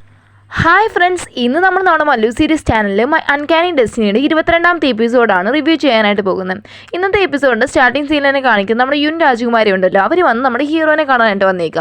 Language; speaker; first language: Malayalam; native; Malayalam